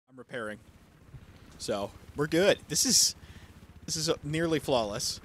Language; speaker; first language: English; native; English